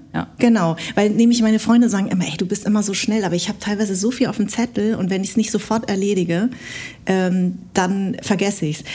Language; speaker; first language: German; early bilingual, other home language; Vietnamese